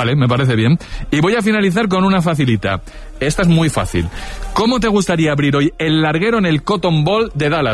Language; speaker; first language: Spanish; native; Spanish